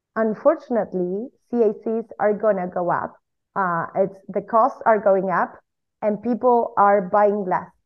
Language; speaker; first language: English; non-native, fluent; Spanish